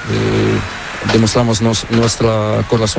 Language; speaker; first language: Spanish; non-native, learner; Portuguese